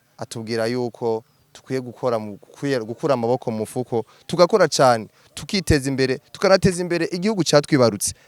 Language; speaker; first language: Rundi; native; Rundi